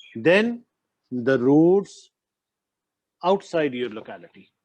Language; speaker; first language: English; non-native, local second language; Punjabi